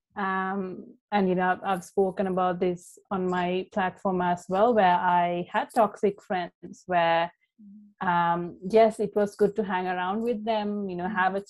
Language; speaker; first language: English; non-native, local second language; Sinhala